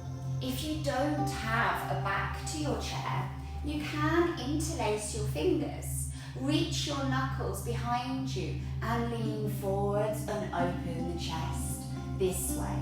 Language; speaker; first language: English; native; English